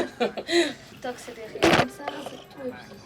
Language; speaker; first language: French; native; French